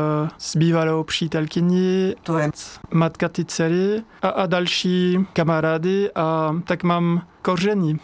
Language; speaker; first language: Czech; non-native, learner; French